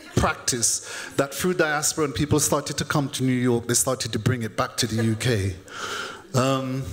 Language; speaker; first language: English; native; English